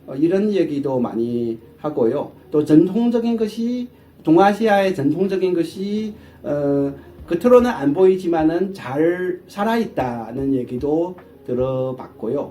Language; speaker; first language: Korean; non-native, fluent; Chinese